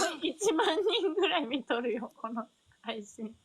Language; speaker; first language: Japanese; native; Japanese